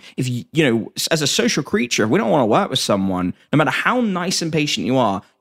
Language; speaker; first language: English; native; English